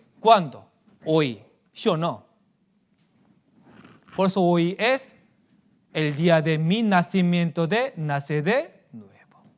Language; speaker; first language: Spanish; non-native, fluent; Korean